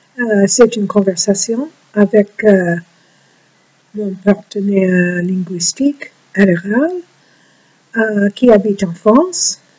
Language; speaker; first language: French; non-native, learner; English